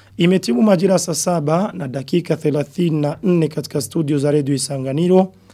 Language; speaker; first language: Swahili; non-native, local second language; Rundi